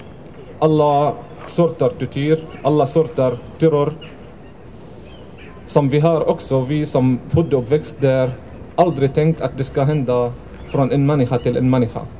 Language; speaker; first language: Swedish; non-native, fluent; Arabic